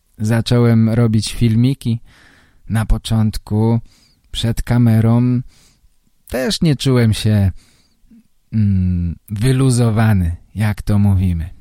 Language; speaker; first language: Polish; native; Polish